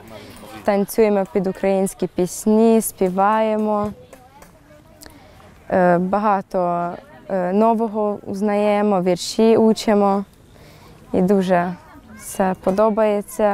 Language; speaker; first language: Ukrainian; early bilingual, heritage; Ukrainian